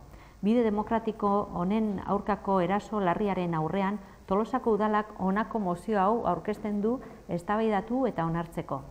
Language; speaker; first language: Basque; native; Basque